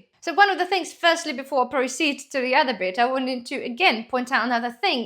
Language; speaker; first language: English; non-native, fluent; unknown